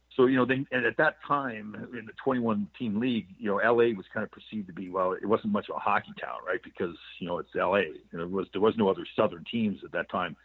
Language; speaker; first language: English; native; English